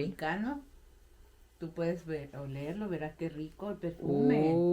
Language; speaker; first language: Spanish; native; Spanish